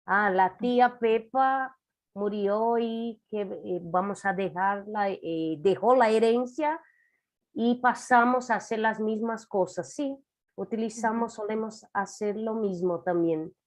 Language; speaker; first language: Spanish; non-native, fluent; Portuguese